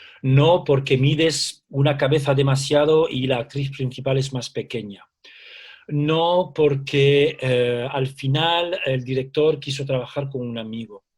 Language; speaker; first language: Spanish; early bilingual, heritage; Spanish